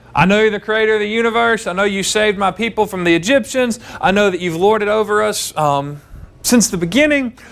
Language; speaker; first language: English; native; English